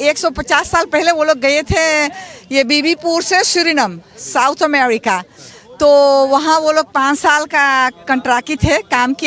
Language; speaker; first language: Hindi; early bilingual, heritage; Caribbean Hindustani